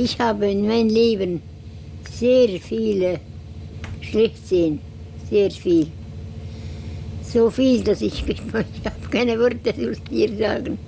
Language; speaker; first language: German; non-native, learner; Estonian